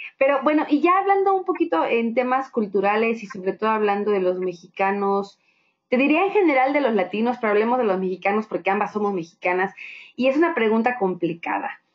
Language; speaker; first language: Spanish; native; Spanish